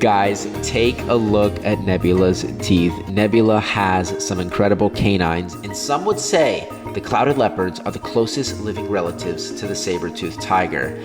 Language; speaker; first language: English; native; English